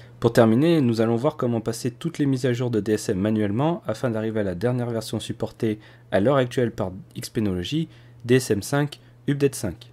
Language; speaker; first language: French; native; French